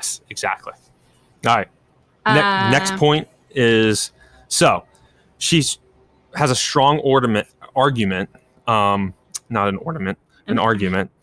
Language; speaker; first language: English; native; English